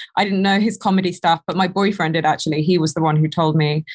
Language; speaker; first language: English; native; English